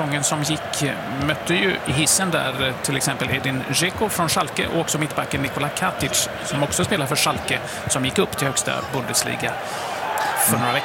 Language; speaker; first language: Swedish; native; Swedish